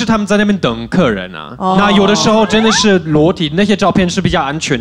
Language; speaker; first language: Chinese; non-native, fluent; German